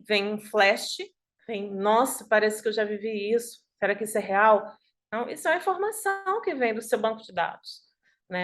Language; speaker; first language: Portuguese; native; Portuguese